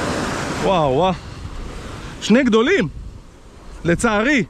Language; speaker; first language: Hebrew; native; Hebrew